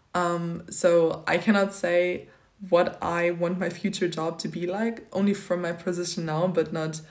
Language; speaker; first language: English; non-native, fluent; German